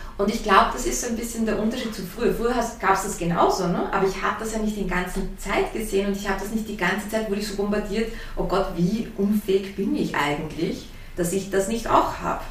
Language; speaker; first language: German; early bilingual, heritage; German